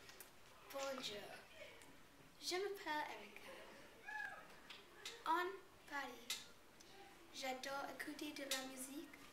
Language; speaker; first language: French; non-native, learner; English